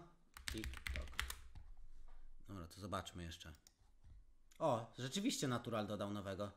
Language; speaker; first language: Polish; native; Polish